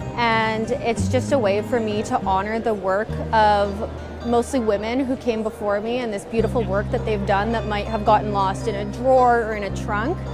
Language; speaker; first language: English; native; English